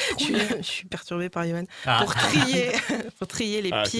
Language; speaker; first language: French; native; French